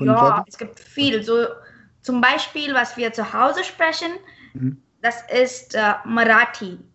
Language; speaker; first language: German; non-native, fluent; Marathi